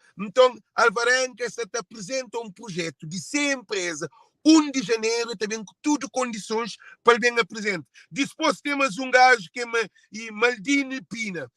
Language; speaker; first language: Portuguese; non-native, local second language; Kabuverdianu